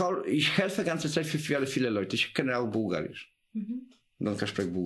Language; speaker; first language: German; non-native, learner; Polish